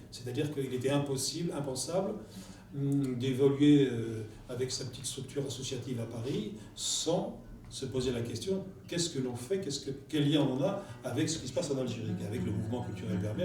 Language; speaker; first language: French; native; French